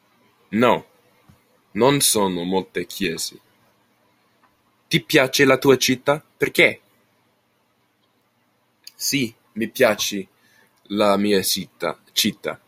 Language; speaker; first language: Italian; non-native, learner; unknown